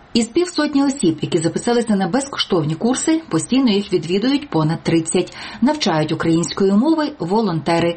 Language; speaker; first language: Ukrainian; native; Ukrainian